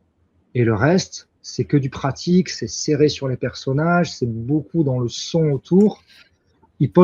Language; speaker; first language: French; native; French